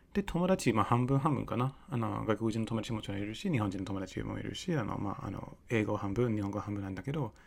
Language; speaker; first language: Japanese; non-native, fluent; English